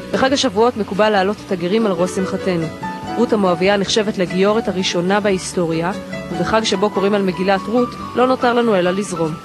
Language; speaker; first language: Hebrew; native; Hebrew